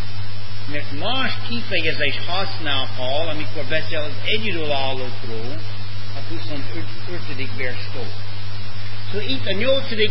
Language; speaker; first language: Hungarian; non-native, fluent; English